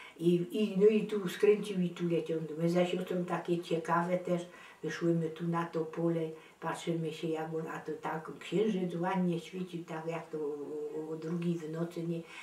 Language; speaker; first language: Polish; native; Polish